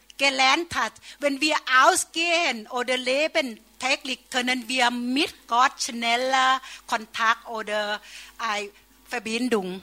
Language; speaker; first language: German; non-native, learner; Thai